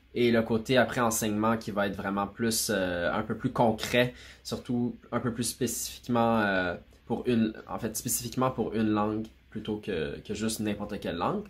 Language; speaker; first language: French; native; French